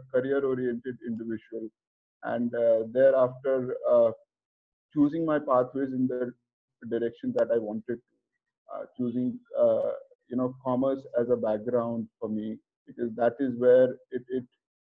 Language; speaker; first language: English; non-native, local second language; Hindi